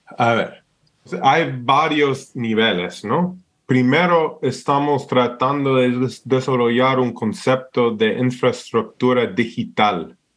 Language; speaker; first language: Spanish; non-native, fluent; English